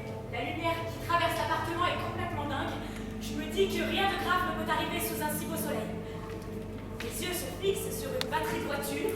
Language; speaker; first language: French; native; French